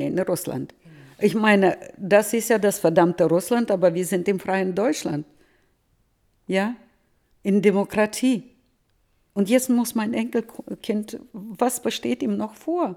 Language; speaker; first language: German; early bilingual, heritage; Russian